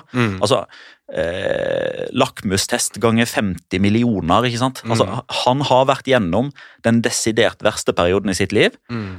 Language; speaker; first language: Norwegian; native; Norwegian